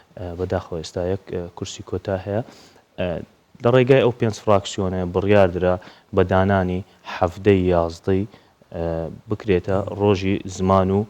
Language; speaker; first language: Central Kurdish; non-native, local second language; Azerbaijani